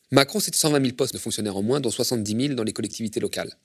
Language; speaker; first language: French; native; French